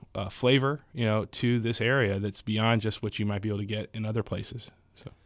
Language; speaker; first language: English; native; English